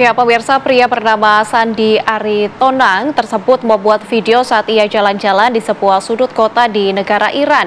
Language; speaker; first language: Indonesian; native; Indonesian